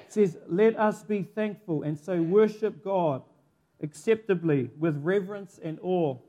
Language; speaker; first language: English; native; English